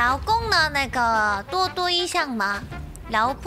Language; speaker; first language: Chinese; non-native, learner; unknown